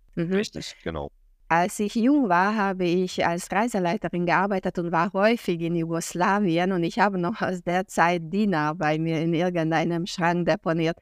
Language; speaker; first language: German; non-native, fluent; Hungarian